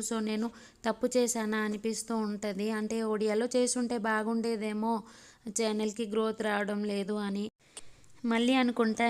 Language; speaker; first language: Telugu; non-native, local second language; Odia